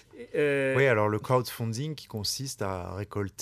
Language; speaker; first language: French; native; French